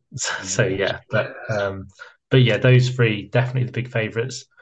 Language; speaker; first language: English; native; English